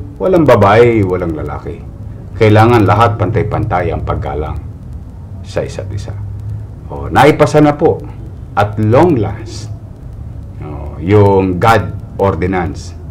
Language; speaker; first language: Filipino; native; Filipino